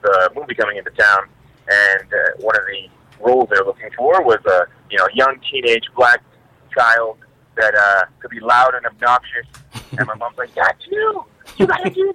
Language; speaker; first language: English; native; English